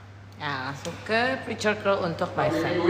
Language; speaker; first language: Indonesian; native; Indonesian